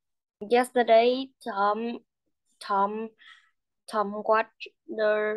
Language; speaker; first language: English; non-native, learner; Vietnamese